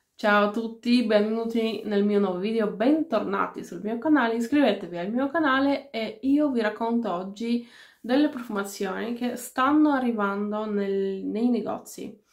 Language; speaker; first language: Italian; non-native, fluent; Finnish